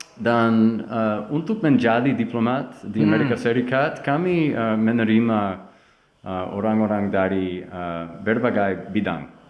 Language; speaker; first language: Indonesian; non-native, learner; English